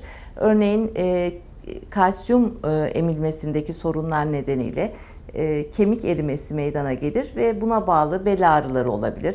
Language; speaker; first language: Turkish; native; Turkish